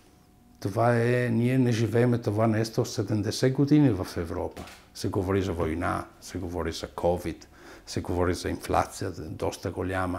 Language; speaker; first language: Bulgarian; non-native, fluent; Italian